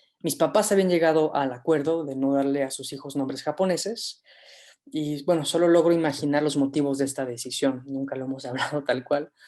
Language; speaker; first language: Spanish; native; Spanish